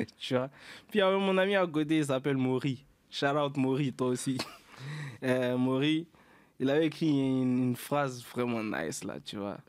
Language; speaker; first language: French; native; French